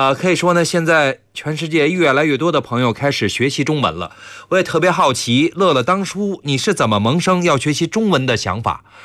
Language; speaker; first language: Chinese; native; Chinese